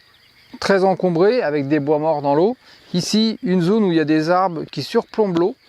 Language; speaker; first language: French; native; French